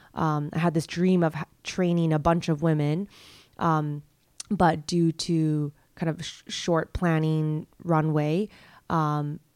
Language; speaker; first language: English; non-native, local second language; Cantonese